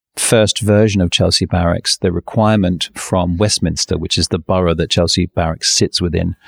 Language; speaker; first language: English; native; English